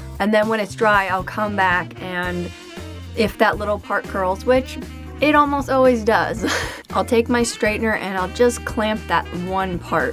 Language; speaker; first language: English; native; English